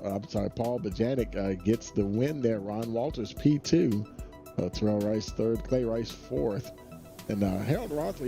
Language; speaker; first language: English; native; English